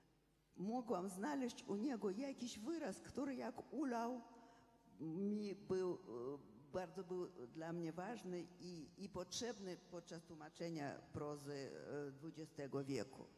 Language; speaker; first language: Polish; non-native, fluent; Russian